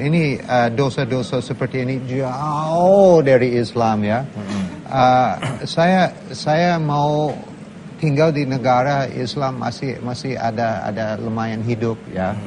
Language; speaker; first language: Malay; non-native, fluent; English